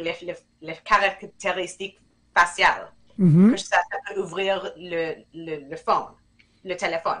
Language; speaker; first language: French; non-native, fluent; English